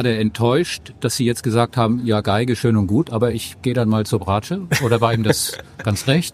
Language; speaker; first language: German; native; German